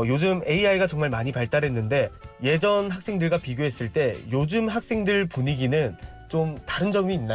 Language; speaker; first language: Korean; native; Korean